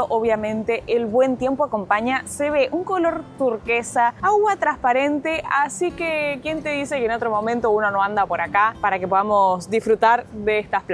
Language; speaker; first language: Spanish; native; Spanish